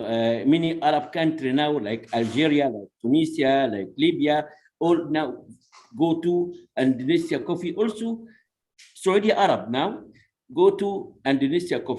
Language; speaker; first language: English; non-native, learner; Arabic